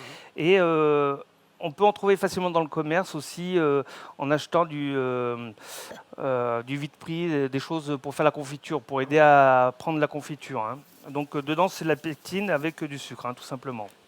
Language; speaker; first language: French; native; French